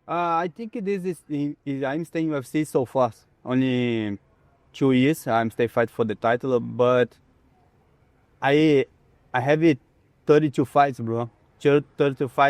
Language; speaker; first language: English; non-native, learner; Portuguese